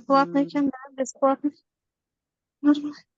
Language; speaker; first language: Russian; non-native, local second language; Kyrgyz